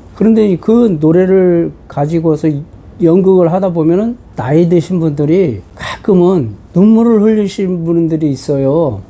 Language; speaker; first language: Korean; native; Korean